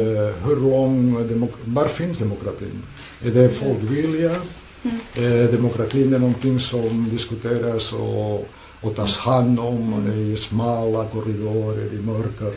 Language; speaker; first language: Swedish; non-native, fluent; Catalan